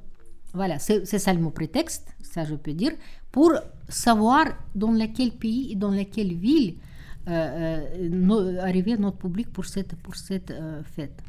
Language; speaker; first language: French; non-native, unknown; Russian